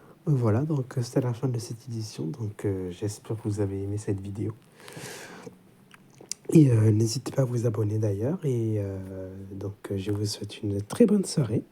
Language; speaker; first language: French; native; French